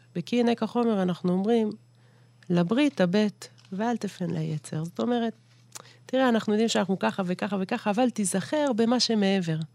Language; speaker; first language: Hebrew; native; Hebrew